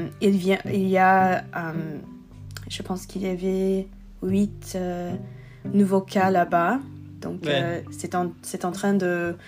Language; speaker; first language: French; non-native, learner; English